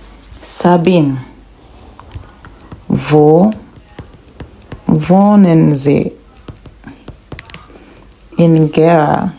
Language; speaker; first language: German; non-native, learner; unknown